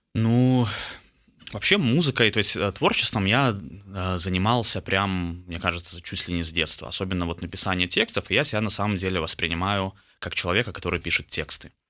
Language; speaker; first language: Russian; native; Russian